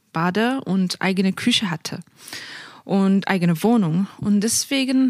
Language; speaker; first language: German; non-native, fluent; Persian